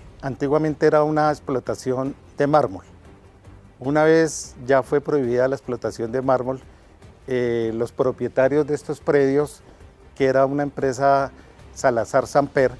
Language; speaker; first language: Spanish; native; Spanish